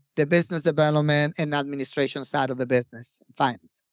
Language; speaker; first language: English; non-native, fluent; Spanish